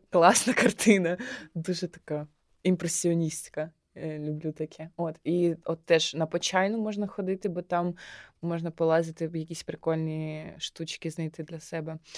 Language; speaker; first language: Ukrainian; non-native, local second language; Russian